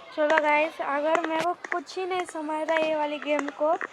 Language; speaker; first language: Hindi; non-native, local second language; Marathi